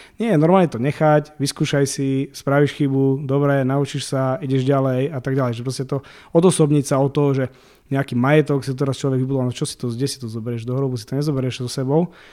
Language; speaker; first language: Slovak; native; Slovak